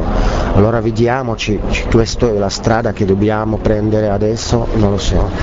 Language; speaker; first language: Italian; non-native, learner; Czech